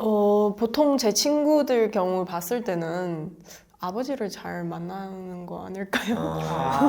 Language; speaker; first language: Korean; non-native, fluent; Chinese